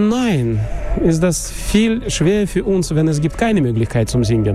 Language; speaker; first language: German; non-native, learner; Russian